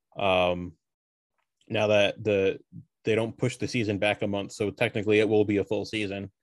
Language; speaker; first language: English; early bilingual, other home language; Spanish